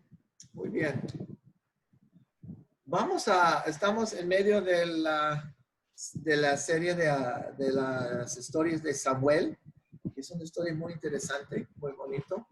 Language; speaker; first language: Spanish; non-native, fluent; English